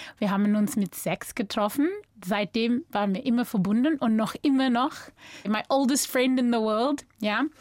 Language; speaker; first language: German; non-native, fluent; English